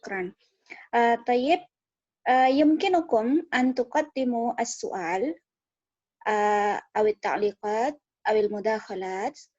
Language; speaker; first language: Arabic; non-native, fluent; Indonesian